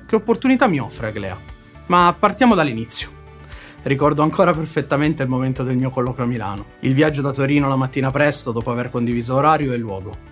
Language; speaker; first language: Italian; native; Italian